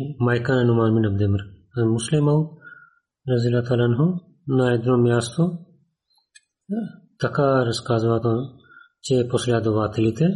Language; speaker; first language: Bulgarian; non-native, learner; Urdu